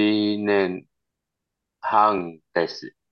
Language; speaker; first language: Japanese; non-native, learner; Chinese